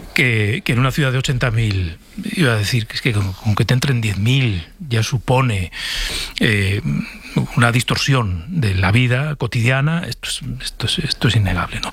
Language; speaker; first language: Spanish; native; Spanish